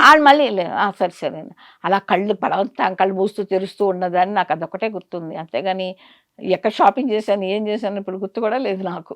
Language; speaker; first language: Telugu; native; Telugu